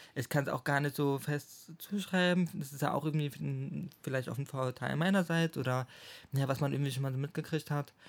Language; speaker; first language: German; native; German